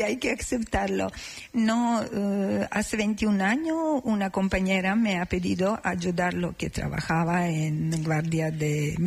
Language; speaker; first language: Spanish; non-native, fluent; Serbian